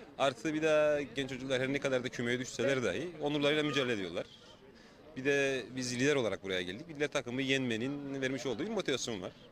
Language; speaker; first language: Turkish; native; Turkish